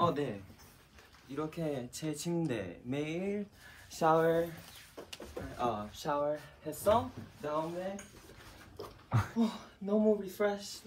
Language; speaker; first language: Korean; non-native, learner; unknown